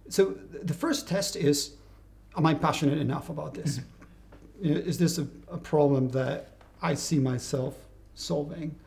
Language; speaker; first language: English; non-native, fluent; Spanish